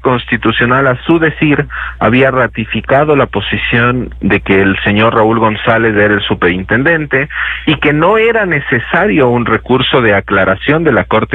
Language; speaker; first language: Spanish; native; Spanish